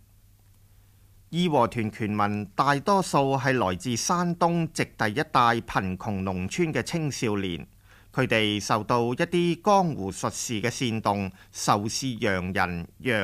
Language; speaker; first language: Chinese; non-native, local second language; Cantonese